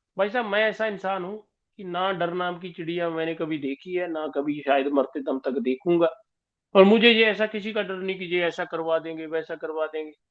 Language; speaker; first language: Hindi; non-native, local second language; Punjabi